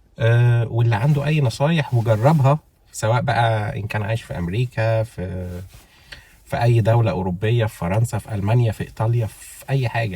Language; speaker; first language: Arabic; native; Arabic